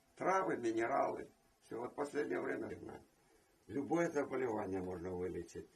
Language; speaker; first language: Russian; native; Russian